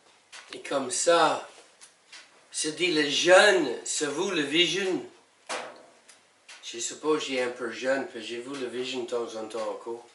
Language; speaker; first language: French; non-native, learner; English